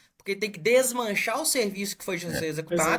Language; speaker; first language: Portuguese; native; Portuguese